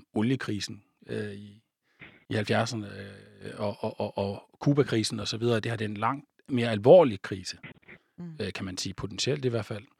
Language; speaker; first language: Danish; native; Danish